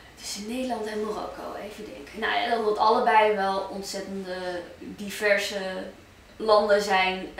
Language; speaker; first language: Dutch; early bilingual, other home language; Arabic